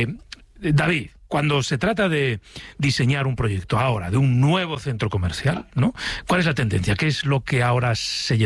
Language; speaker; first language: Spanish; native; Spanish